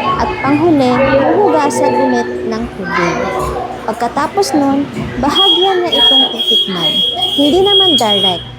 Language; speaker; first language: Filipino; native; Filipino